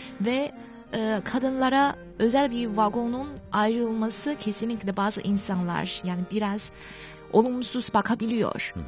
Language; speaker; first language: Turkish; non-native, fluent; Chinese